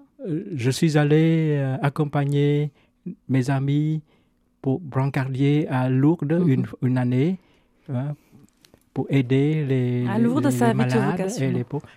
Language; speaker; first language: French; non-native, fluent; Vietnamese